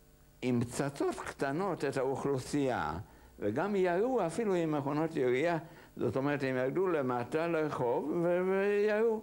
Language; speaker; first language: Hebrew; non-native, fluent; Hungarian